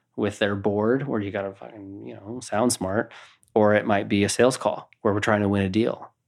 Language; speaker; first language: English; native; English